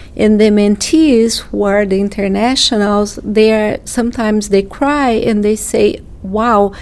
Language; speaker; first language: English; non-native, fluent; Portuguese